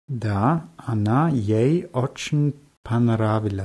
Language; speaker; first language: Russian; non-native, learner; German